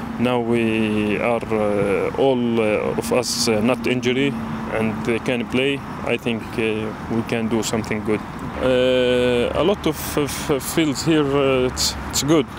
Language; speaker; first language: English; non-native, learner; Arabic